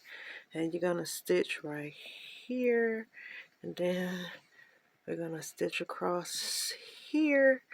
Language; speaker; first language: English; native; English